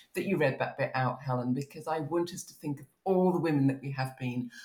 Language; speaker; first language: English; native; English